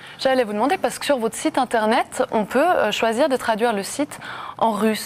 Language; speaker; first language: French; native; French